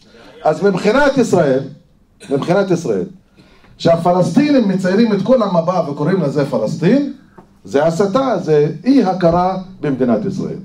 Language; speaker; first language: Hebrew; non-native, fluent; Arabic